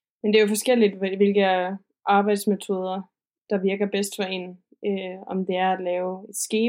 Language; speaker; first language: Danish; native; Danish